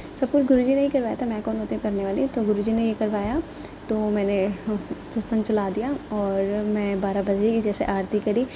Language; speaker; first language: Hindi; native; Hindi